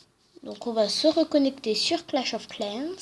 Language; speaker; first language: French; native; French